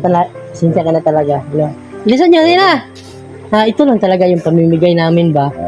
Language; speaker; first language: Filipino; non-native, local second language; Cebuano